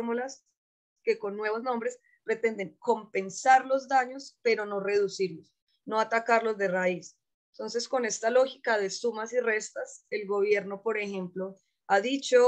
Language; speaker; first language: Spanish; native; Spanish